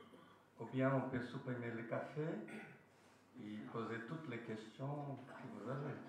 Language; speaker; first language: French; non-native, fluent; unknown